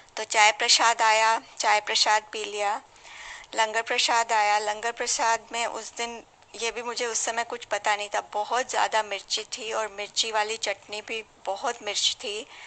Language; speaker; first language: Hindi; native; Hindi